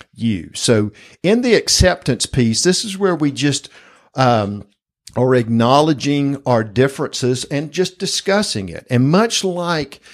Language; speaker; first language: English; native; English